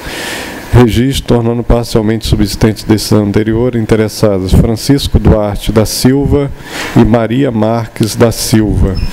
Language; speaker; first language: Portuguese; native; Portuguese